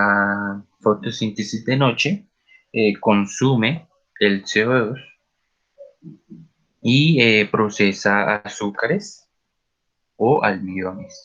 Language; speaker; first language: Spanish; native; Spanish